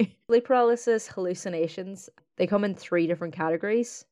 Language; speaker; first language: English; native; English